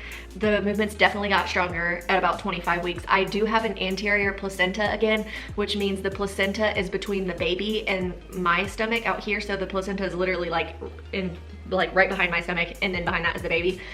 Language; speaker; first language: English; native; English